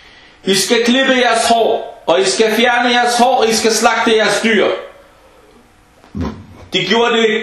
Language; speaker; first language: Danish; non-native, fluent; Arabic